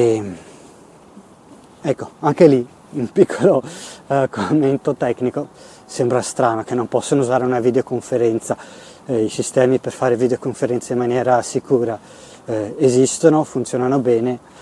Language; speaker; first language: Italian; native; Italian